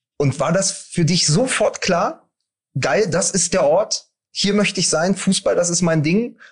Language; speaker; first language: German; native; German